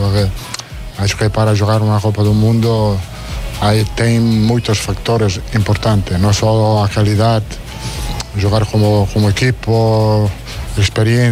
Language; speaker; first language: Portuguese; non-native, fluent; Italian